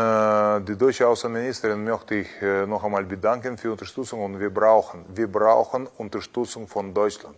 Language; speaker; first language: German; non-native, fluent; Russian